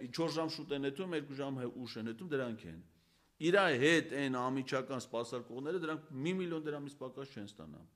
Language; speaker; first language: Armenian; native; Armenian